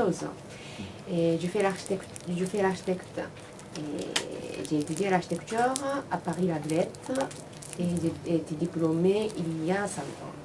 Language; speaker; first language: French; non-native, learner; Japanese